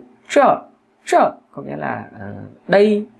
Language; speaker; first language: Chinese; non-native, fluent; Vietnamese